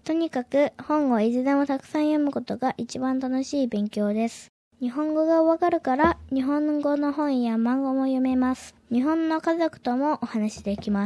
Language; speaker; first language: Japanese; early bilingual, heritage; Japanese